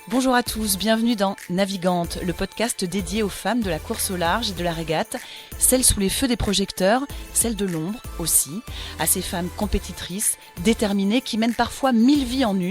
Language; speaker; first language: French; native; French